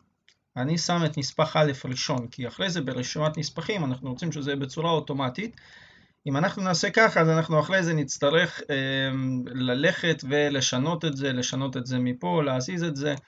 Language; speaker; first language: Hebrew; native; Hebrew